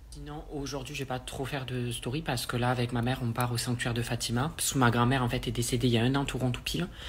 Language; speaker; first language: French; early bilingual, other home language; Portuguese